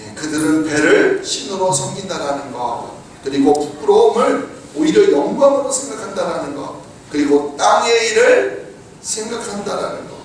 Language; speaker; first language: Korean; native; Korean